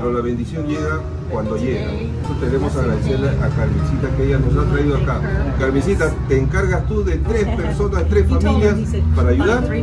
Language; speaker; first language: Spanish; native; Spanish